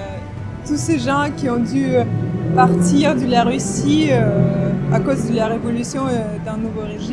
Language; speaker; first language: French; non-native, fluent; Russian